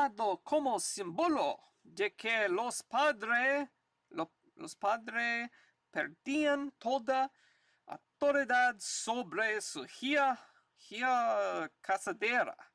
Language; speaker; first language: Spanish; non-native, learner; English